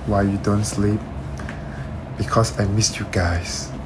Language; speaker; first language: English; non-native, learner; Thai